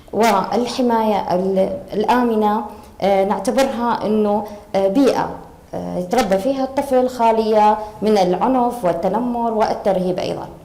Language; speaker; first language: Arabic; native; Arabic